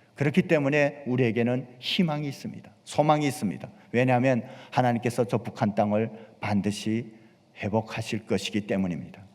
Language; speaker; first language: Korean; native; Korean